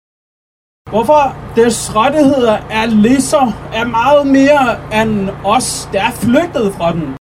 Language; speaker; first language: Danish; non-native, fluent; Persian